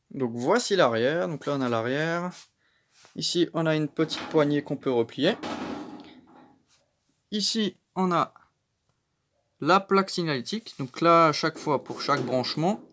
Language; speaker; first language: French; native; French